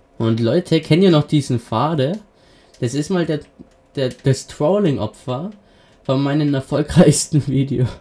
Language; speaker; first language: German; native; German